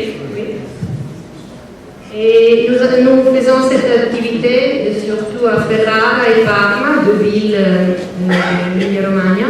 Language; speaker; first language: French; non-native, learner; Italian